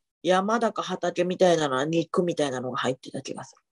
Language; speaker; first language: Japanese; native; Japanese